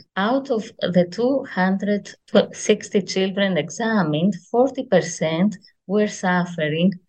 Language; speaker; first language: English; non-native, fluent; Greek